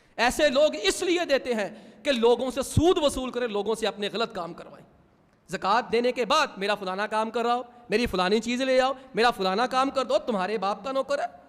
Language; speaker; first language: Urdu; non-native, local second language; Punjabi